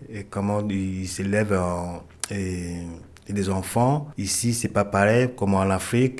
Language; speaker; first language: French; non-native, fluent; Ewe